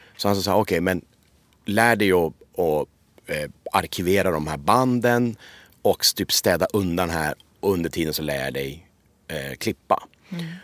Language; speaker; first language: Swedish; early bilingual, other home language; Persian